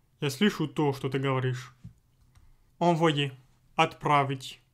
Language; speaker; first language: Russian; non-native, fluent; French